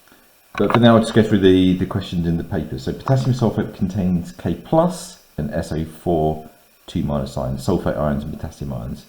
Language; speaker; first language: English; native; English